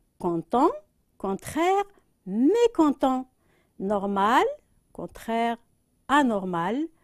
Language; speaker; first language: French; non-native, local second language; Arabic